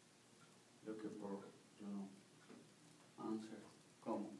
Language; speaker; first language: English; non-native, learner; Spanish